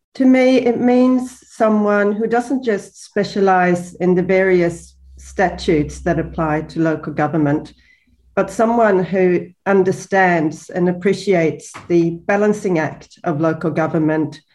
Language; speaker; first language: English; non-native, fluent; Swedish